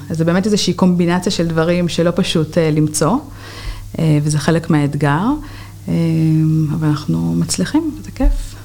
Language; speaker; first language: Hebrew; native; Hebrew